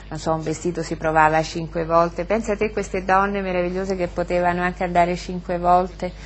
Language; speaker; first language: Italian; native; Italian